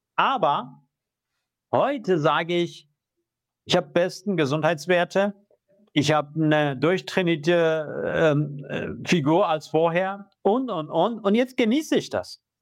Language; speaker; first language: German; non-native, fluent; Persian